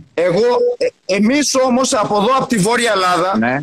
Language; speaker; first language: Greek; early bilingual, other home language; Albanian